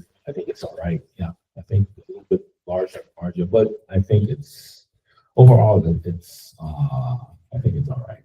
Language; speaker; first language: English; non-native, fluent; Chinese